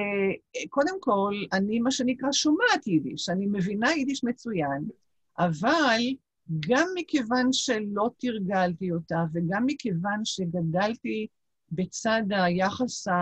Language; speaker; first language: Hebrew; non-native, local second language; Yiddish